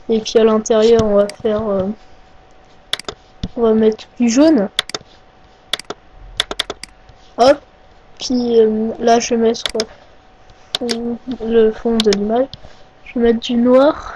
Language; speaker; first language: French; native; French